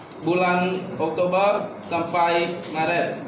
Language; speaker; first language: Indonesian; non-native, learner; Khmer